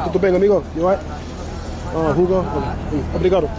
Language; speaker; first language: Portuguese; non-native, learner; English